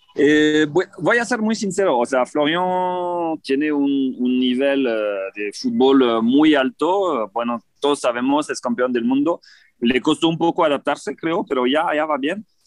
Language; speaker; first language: Spanish; non-native, fluent; French